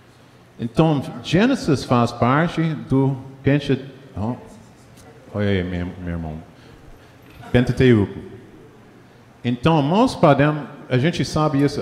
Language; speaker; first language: Portuguese; non-native, fluent; English